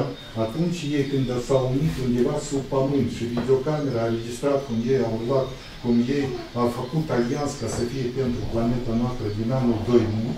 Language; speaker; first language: Romanian; non-native, local second language; Russian